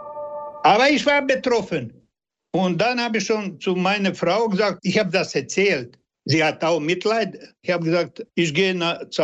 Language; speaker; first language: German; non-native, learner; Serbian